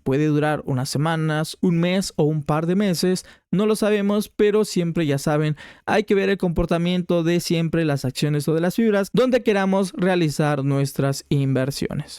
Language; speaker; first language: Spanish; native; Spanish